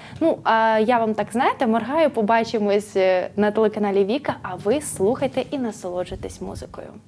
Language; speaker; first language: Ukrainian; native; Ukrainian